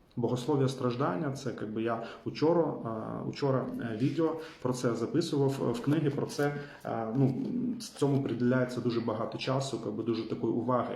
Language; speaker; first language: Ukrainian; non-native, local second language; Russian